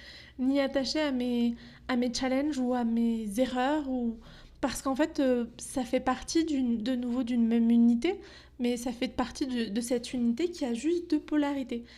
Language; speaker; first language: French; native; French